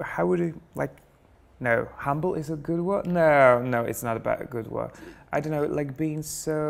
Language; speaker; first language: English; non-native, fluent; Polish